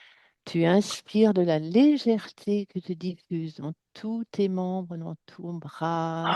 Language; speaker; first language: French; native; French